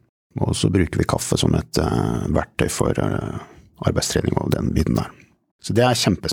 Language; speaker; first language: Norwegian; native; Norwegian